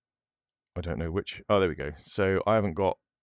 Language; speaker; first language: English; native; English